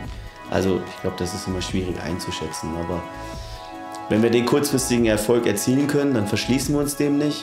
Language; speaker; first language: German; native; German